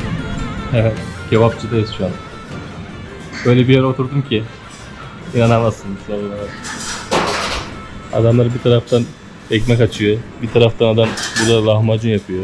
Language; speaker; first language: Turkish; native; Turkish